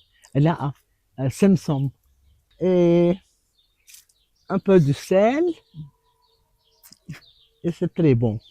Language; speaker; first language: French; non-native, local second language; Arabic